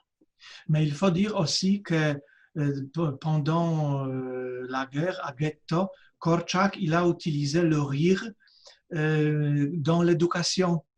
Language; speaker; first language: French; non-native, fluent; Polish